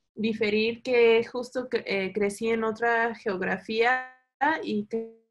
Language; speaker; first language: Spanish; early bilingual, heritage; Spanish